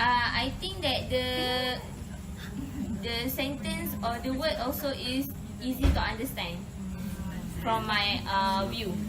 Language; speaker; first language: English; non-native, local second language; Malay